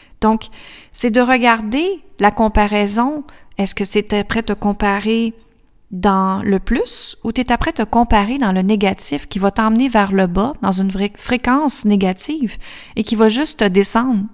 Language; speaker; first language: French; native; French